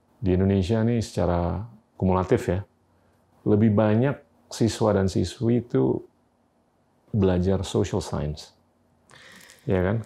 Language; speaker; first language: Indonesian; native; Indonesian